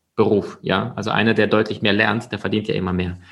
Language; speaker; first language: German; early bilingual, other home language; Russian